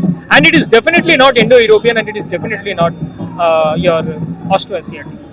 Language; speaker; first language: English; non-native, local second language; Hindi